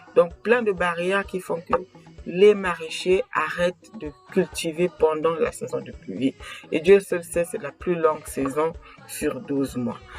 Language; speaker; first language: French; non-native, local second language; Kongo